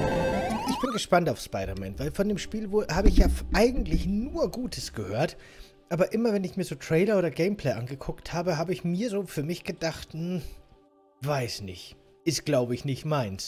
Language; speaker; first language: German; native; German